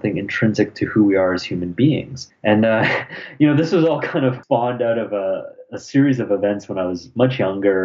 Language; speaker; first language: English; native; English